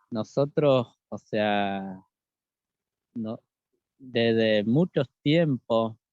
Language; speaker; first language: Spanish; non-native, local second language; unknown